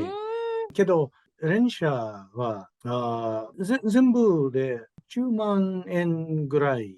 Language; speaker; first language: Japanese; non-native, learner; English